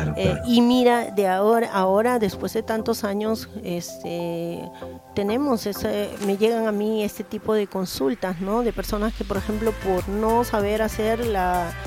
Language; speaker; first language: Spanish; native; Spanish